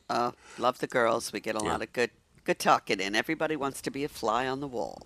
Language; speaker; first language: English; native; English